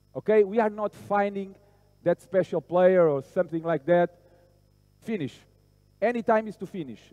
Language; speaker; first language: English; non-native, fluent; Portuguese